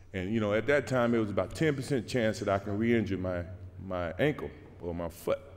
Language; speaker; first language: English; native; English